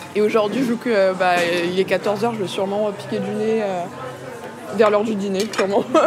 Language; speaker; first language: French; native; French